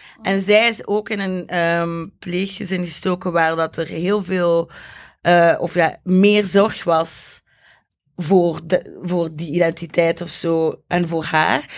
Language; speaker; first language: Dutch; native; Dutch